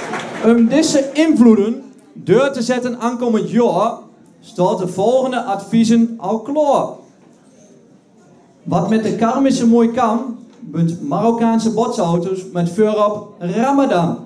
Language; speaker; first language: Dutch; native; Dutch